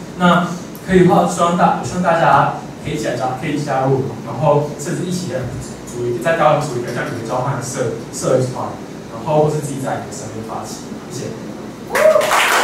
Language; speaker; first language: Chinese; native; Chinese